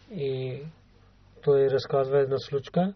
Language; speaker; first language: Bulgarian; non-native, learner; Urdu